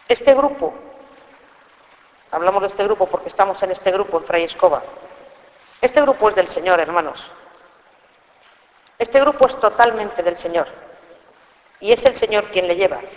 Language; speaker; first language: Spanish; native; Spanish